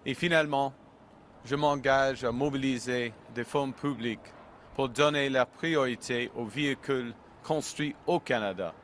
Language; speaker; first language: French; non-native, local second language; English